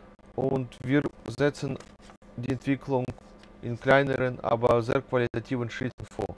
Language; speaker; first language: German; non-native, fluent; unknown